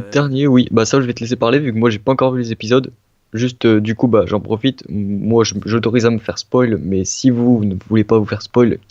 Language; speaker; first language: French; native; French